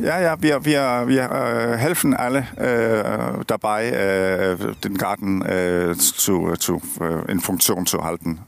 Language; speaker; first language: German; non-native, learner; Danish